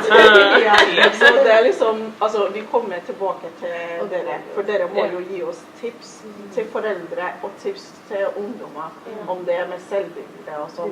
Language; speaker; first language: Norwegian; non-native, fluent; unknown